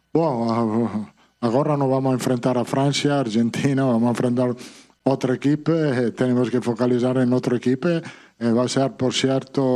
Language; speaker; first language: Portuguese; non-native, learner; Italian